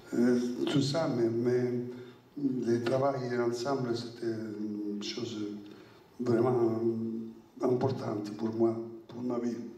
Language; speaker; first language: French; non-native, fluent; Italian